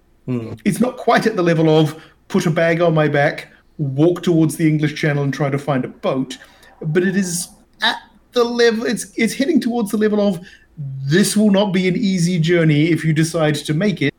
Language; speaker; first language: English; native; English